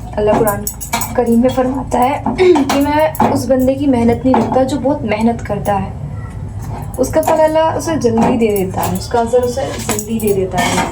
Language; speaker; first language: Hindi; native; Hindi